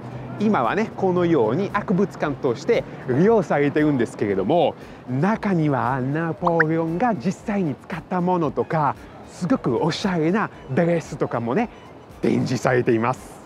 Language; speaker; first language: Japanese; non-native, fluent; Italian